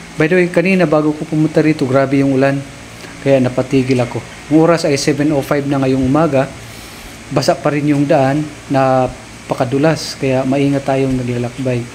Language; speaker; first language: Filipino; non-native, local second language; Waray